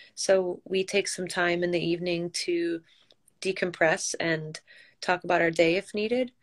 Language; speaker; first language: English; native; English